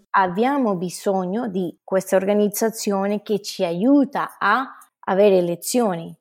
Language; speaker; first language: Italian; non-native, fluent; Spanish